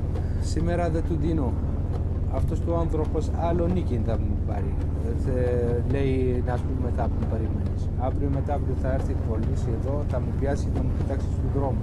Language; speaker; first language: Greek; non-native, learner; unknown